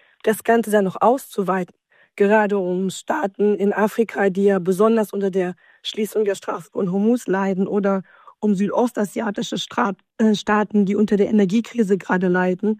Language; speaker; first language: German; native; German